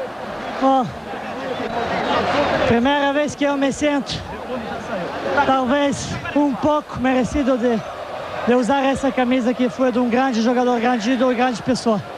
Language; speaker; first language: Portuguese; non-native, fluent; Serbian